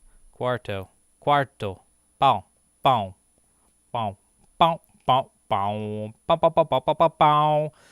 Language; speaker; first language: Portuguese; non-native, learner; English